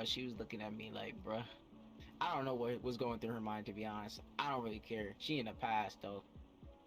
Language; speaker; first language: English; native; English